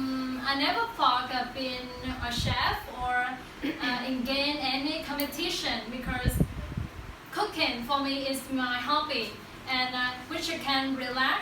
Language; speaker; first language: English; non-native, learner; Vietnamese